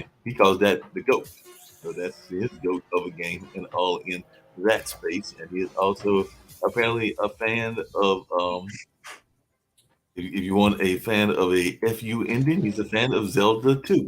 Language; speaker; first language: English; native; English